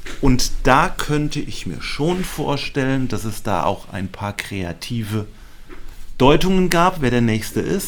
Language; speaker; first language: German; native; German